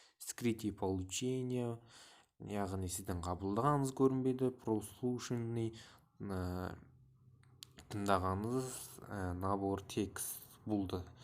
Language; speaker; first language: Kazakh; non-native, local second language; Russian